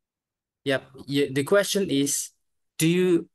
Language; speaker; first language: English; non-native, fluent; Indonesian